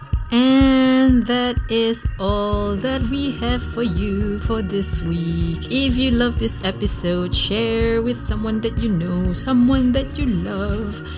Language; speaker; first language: English; non-native, local second language; Malay